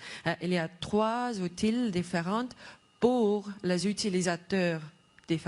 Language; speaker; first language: French; non-native, learner; Estonian